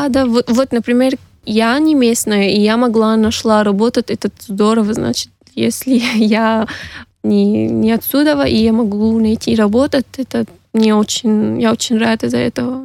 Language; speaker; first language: Russian; non-native, learner; Arabic